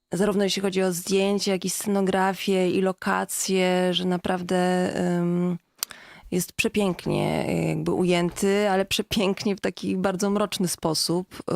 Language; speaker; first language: Polish; native; Polish